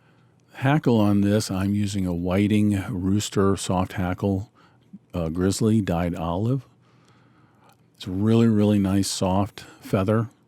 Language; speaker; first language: English; native; English